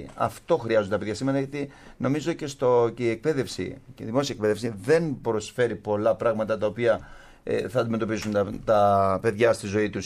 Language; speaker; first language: Greek; native; Greek